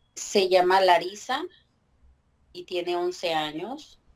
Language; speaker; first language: Spanish; native; Spanish